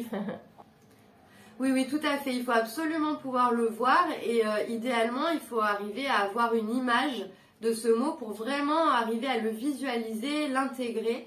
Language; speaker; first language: French; native; French